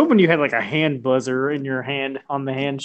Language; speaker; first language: English; native; English